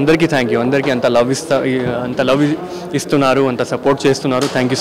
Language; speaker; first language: Telugu; non-native, local second language; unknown